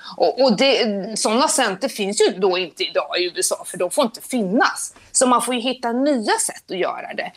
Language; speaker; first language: Swedish; native; Swedish